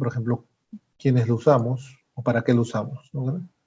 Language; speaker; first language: Spanish; native; Spanish